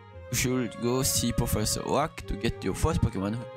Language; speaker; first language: English; non-native, learner; French